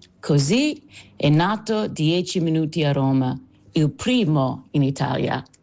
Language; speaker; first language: Italian; non-native, fluent; English